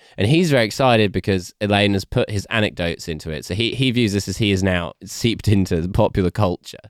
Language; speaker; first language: English; native; English